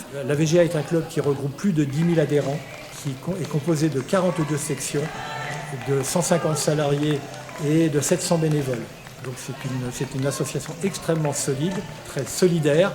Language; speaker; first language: French; native; French